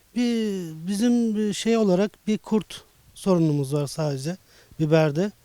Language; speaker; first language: Turkish; native; Turkish